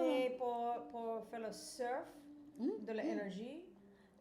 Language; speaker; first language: French; non-native, fluent; English